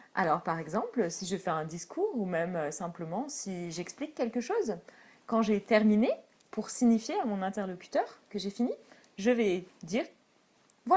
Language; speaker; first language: French; native; French